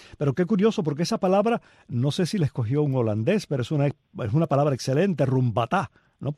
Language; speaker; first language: Spanish; native; Spanish